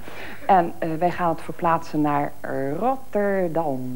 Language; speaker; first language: Dutch; native; Dutch